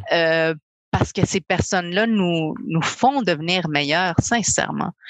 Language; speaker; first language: French; early bilingual, other home language; Spanish